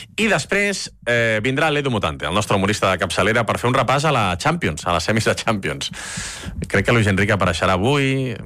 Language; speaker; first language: Catalan; native; Catalan